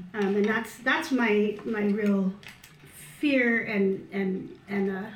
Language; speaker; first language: English; early bilingual, other home language; Filipino